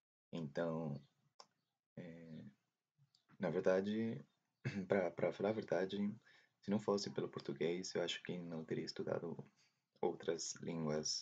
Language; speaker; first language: Portuguese; non-native, fluent; Spanish